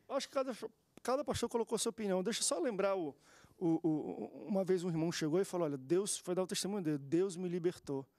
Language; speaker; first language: Portuguese; native; Portuguese